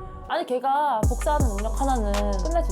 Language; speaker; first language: Korean; native; Korean